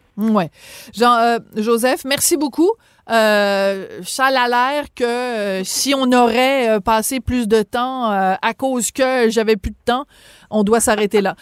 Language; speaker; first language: French; native; French